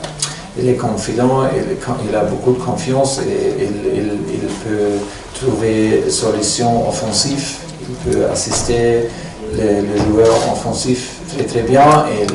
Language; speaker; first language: French; non-native, fluent; German